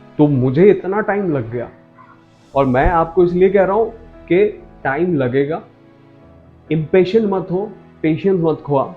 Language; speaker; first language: Hindi; non-native, local second language; Bangla